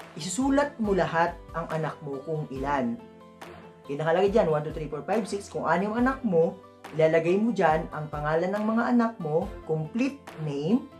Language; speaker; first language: Filipino; non-native, local second language; Bikol